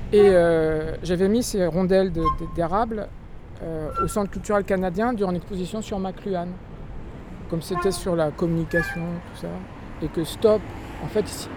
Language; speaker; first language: French; native; French